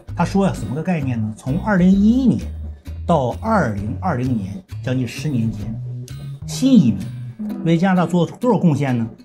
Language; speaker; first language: Chinese; native; Chinese